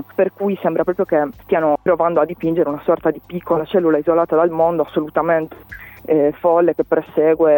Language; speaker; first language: Italian; native; Italian